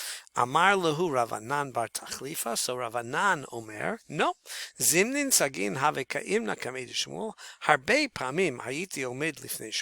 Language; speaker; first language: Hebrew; non-native, fluent; English